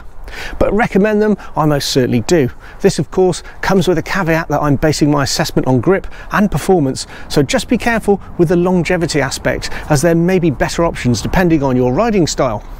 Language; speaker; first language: English; native; English